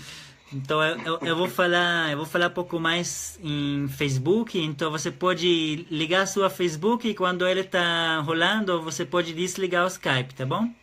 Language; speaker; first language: Portuguese; non-native, fluent; Hebrew